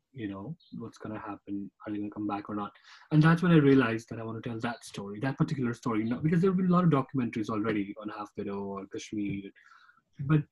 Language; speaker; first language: English; non-native, local second language; Kashmiri